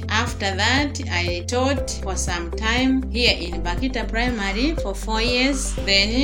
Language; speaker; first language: English; non-native, local second language; Nyanja